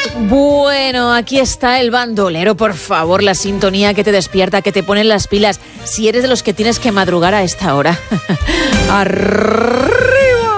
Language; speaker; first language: Spanish; native; Spanish